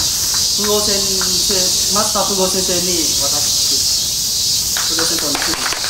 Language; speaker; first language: Japanese; non-native, learner; Vietnamese